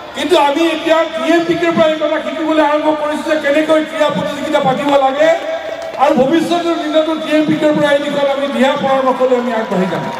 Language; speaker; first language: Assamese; native; Assamese